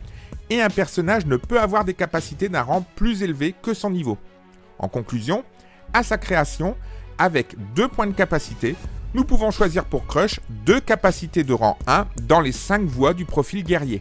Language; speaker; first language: French; native; French